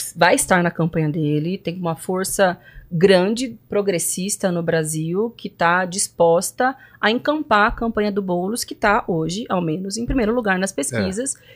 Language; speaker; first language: Portuguese; native; Portuguese